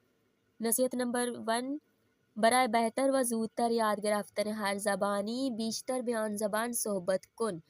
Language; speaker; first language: Persian; non-native, fluent; Urdu